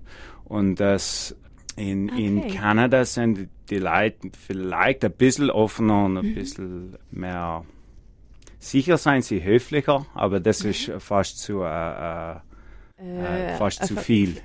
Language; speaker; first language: German; non-native, learner; English